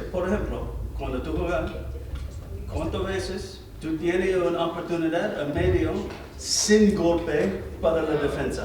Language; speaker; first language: Spanish; non-native, learner; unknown